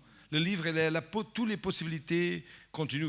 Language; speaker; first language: French; non-native, fluent; Portuguese